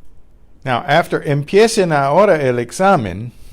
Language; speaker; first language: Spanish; non-native, fluent; English